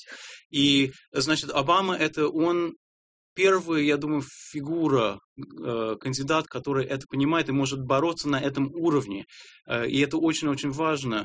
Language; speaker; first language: Russian; non-native, fluent; English